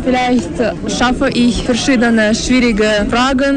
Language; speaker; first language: German; non-native, fluent; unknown